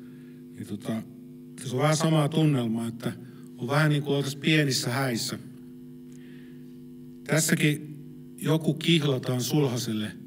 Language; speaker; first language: Finnish; native; Finnish